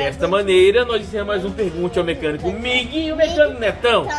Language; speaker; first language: Portuguese; native; Portuguese